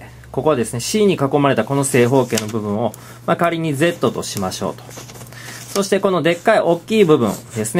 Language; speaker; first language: Japanese; native; Japanese